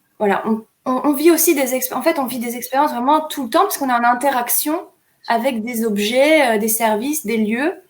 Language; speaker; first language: French; native; French